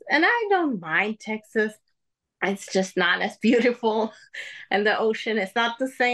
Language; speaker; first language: English; non-native, fluent; Spanish